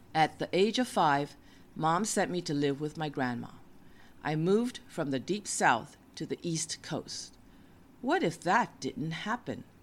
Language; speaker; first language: English; native; English